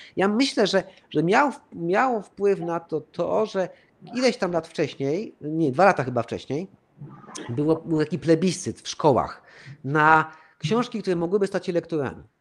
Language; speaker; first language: Polish; early bilingual, heritage; Polish